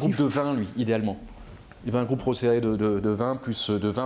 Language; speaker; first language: French; native; French